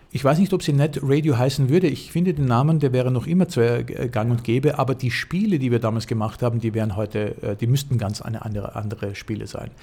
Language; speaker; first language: German; native; German